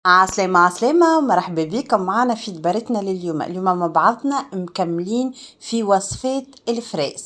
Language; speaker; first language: Arabic; native; Arabic